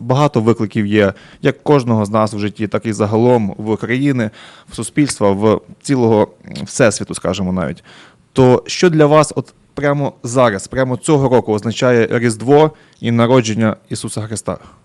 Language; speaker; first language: Ukrainian; native; Ukrainian